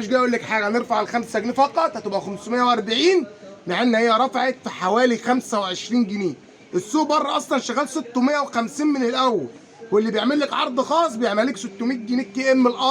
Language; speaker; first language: Arabic; native; Arabic